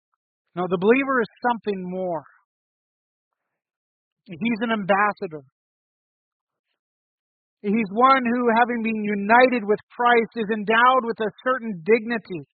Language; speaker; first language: English; native; English